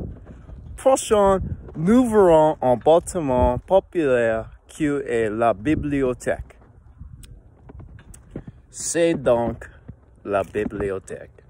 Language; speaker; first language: French; non-native, learner; English